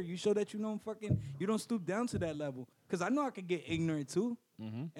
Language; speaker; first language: English; early bilingual, other home language; Spanish